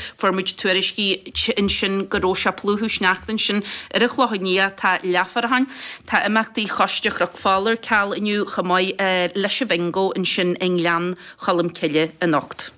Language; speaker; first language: Irish; native; Irish